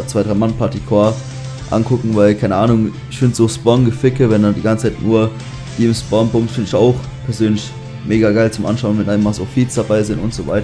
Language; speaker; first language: German; native; German